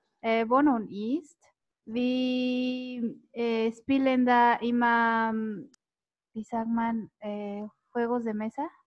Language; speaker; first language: German; non-native, learner; Spanish